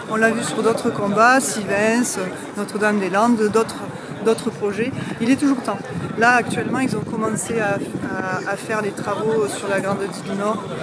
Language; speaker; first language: French; native; French